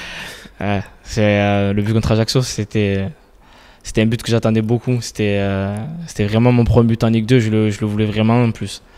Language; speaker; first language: French; native; French